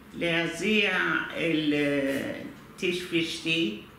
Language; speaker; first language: Spanish; early bilingual, heritage; Turkish